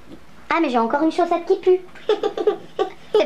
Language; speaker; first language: French; native; French